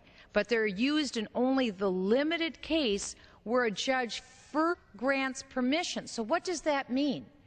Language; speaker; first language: English; native; English